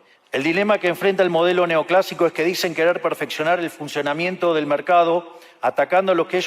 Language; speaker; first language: Spanish; native; Spanish